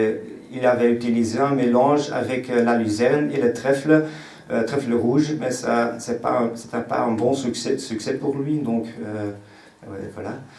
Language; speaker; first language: French; non-native, local second language; Dutch